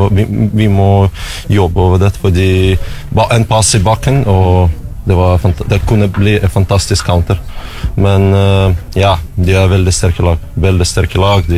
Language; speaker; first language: Norwegian; non-native, learner; Russian